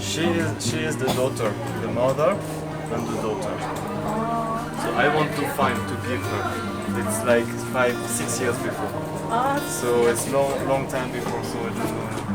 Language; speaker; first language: English; non-native, learner; French